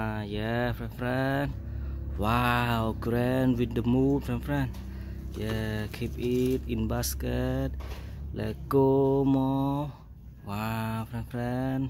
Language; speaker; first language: English; non-native, learner; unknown